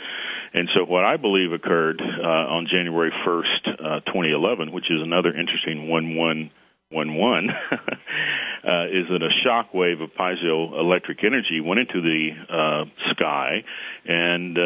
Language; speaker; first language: English; native; English